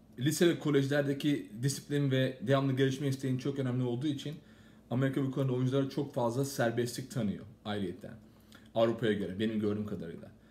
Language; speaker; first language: Turkish; native; Turkish